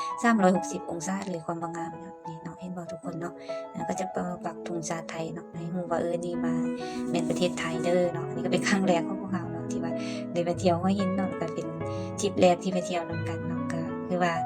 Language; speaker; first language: Thai; non-native, local second language; Northeastern Thai